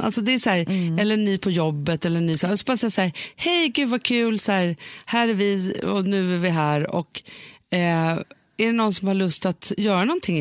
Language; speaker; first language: Swedish; native; Swedish